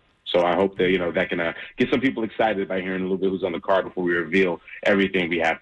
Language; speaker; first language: English; native; English